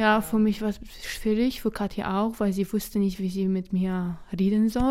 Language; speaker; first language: German; non-native, fluent; Polish